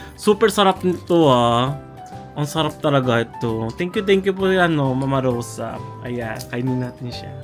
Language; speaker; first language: Filipino; early bilingual, heritage; Japanese